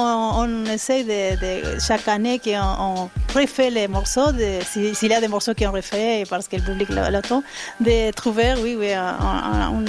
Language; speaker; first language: French; non-native, fluent; Spanish